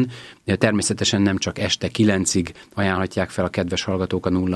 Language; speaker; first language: Hungarian; native; Hungarian